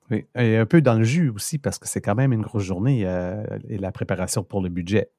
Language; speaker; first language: French; native; French